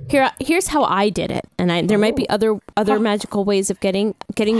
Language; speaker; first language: English; native; English